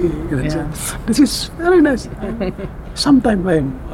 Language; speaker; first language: English; non-native, learner; Indonesian